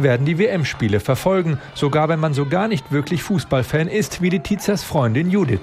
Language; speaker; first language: German; native; German